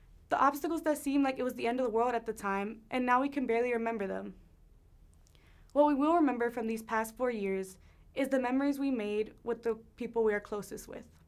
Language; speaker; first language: English; early bilingual, other home language; Spanish